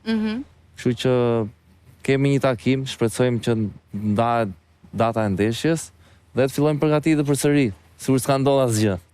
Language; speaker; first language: Albanian; native; Albanian